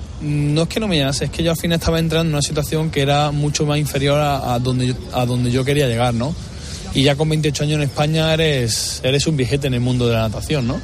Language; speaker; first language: Spanish; native; Spanish